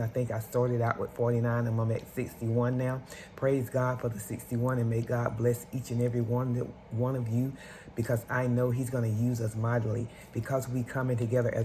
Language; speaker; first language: English; native; English